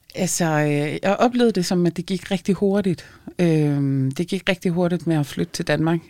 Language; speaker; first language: Danish; early bilingual, other home language; Lithuanian